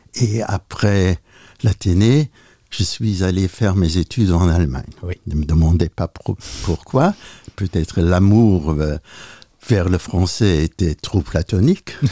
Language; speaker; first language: French; non-native, local second language; Luxembourgish